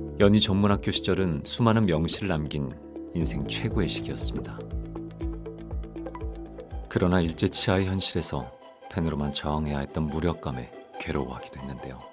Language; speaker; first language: Korean; native; Korean